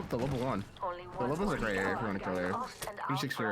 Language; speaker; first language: English; native; English